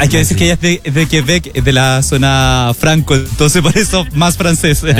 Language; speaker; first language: Spanish; native; Spanish